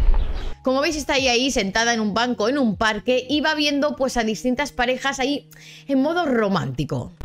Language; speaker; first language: Spanish; native; Spanish